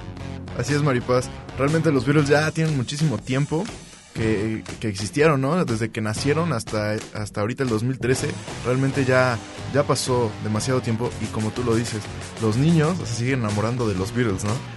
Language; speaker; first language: Spanish; native; Spanish